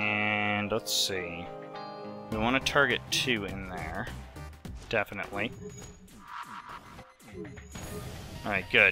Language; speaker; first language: English; native; English